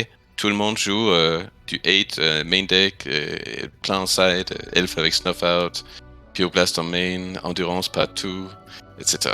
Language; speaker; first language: French; non-native, fluent; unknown